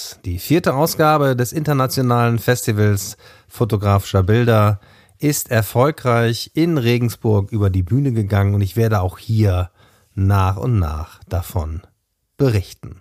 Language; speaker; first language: German; native; German